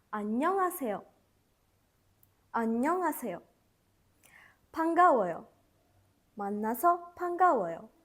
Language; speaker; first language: Korean; non-native, fluent; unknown